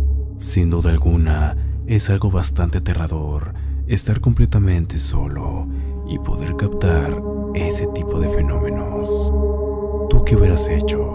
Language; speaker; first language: Spanish; native; Spanish